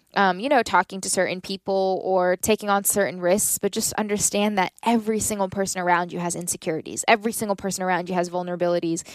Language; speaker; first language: English; native; English